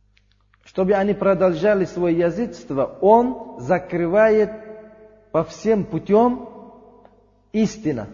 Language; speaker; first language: Russian; non-native, learner; Uzbek